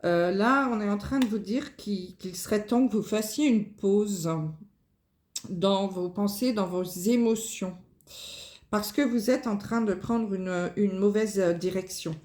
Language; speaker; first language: French; native; French